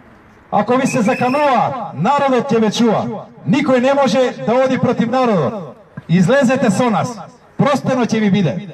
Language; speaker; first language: Macedonian; native; Macedonian